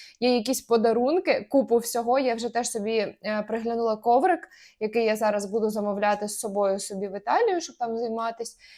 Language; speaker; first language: Ukrainian; native; Ukrainian